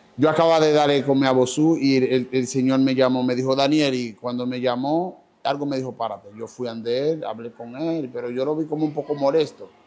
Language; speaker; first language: Spanish; non-native, fluent; Haitian Creole